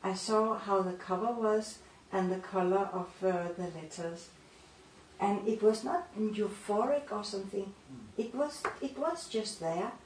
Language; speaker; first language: English; non-native, fluent; Danish